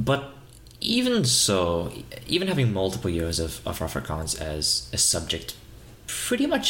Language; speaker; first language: English; native; English